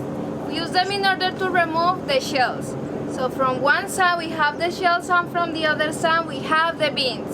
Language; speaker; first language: English; non-native, fluent; Spanish